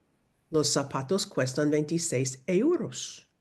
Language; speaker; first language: Spanish; non-native, fluent; English